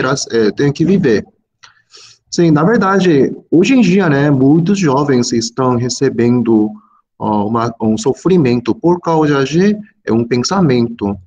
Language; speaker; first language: Portuguese; non-native, fluent; Korean